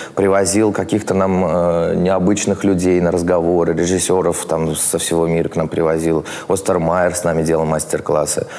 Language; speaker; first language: Russian; native; Russian